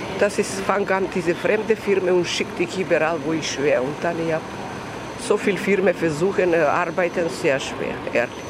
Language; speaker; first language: German; non-native, learner; Serbian